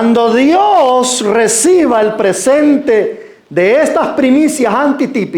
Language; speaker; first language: Spanish; native; Spanish